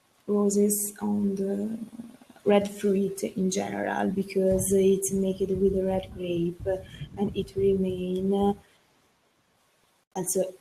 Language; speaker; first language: English; non-native, learner; Italian